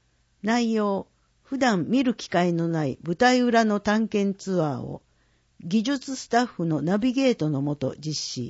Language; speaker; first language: Japanese; native; Japanese